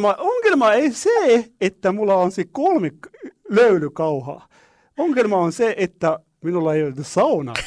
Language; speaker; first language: Finnish; non-native, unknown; Arabic